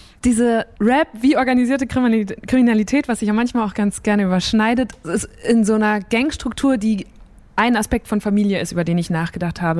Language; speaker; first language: German; native; German